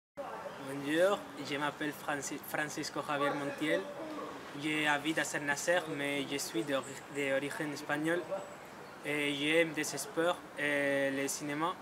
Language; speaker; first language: French; non-native, fluent; Spanish